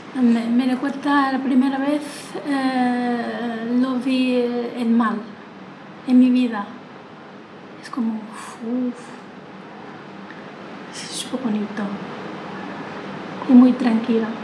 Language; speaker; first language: Spanish; non-native, learner; Chinese